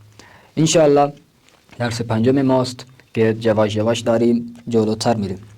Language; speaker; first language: Persian; non-native, fluent; Urdu